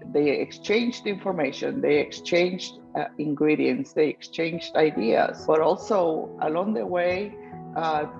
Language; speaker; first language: English; non-native, fluent; Spanish